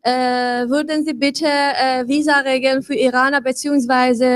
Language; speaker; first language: German; non-native, fluent; Persian